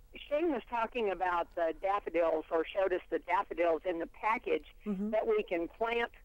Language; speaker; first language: English; native; English